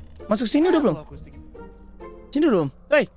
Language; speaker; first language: Indonesian; native; Indonesian